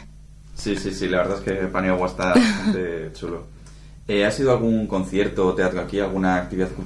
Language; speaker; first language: Spanish; native; Spanish